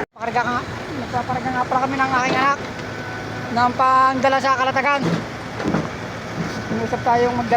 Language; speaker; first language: Filipino; native; Filipino